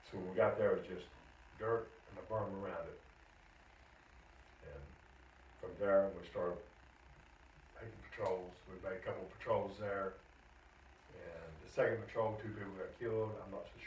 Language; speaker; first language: English; native; English